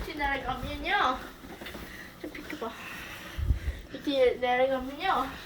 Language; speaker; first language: Korean; early bilingual, heritage; Korean